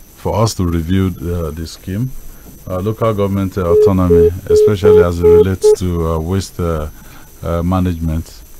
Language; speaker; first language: English; non-native, local second language; Yoruba